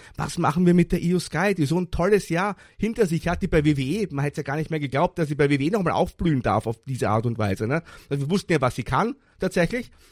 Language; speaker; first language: German; native; German